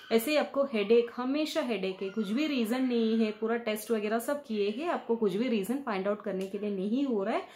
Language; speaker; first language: Hindi; non-native, local second language; Kannada